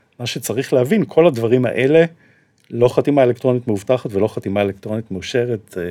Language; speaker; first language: Hebrew; native; Hebrew